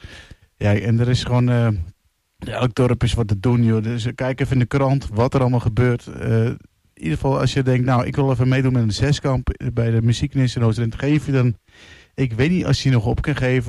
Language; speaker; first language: Dutch; native; Dutch